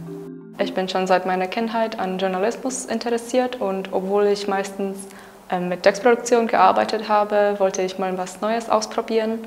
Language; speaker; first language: German; non-native, fluent; Czech